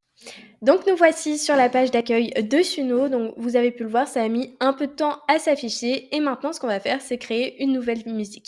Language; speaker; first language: French; native; French